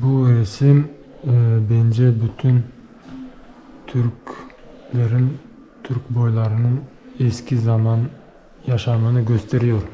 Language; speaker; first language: Turkish; non-native, learner; Bashkir